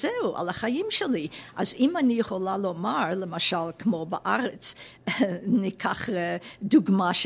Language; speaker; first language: Hebrew; non-native, fluent; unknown